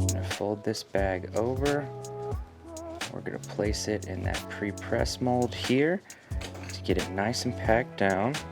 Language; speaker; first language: English; native; English